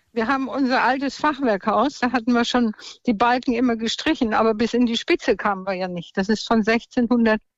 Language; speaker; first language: German; native; German